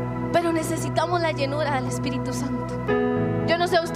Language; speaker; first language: Spanish; native; Spanish